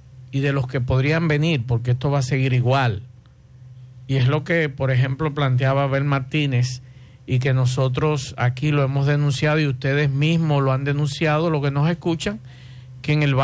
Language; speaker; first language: Spanish; native; Spanish